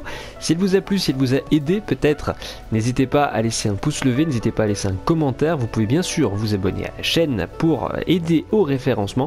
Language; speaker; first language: French; native; French